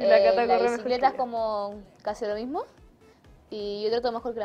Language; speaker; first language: Spanish; native; Spanish